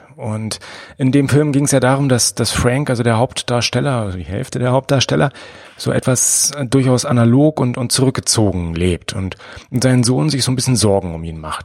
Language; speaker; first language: German; native; German